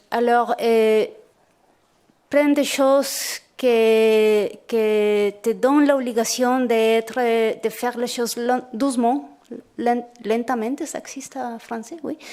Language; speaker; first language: French; non-native, fluent; Spanish